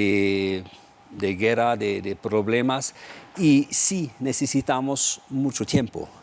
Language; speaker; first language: Spanish; non-native, fluent; German